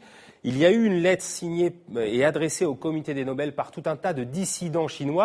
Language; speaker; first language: French; native; French